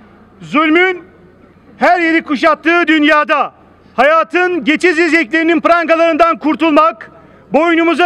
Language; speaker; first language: Turkish; native; Turkish